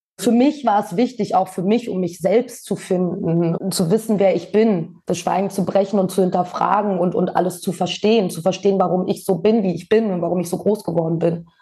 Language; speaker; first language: German; early bilingual, other home language; Bosnian